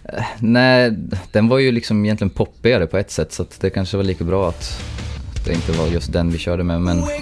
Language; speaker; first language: Swedish; native; Swedish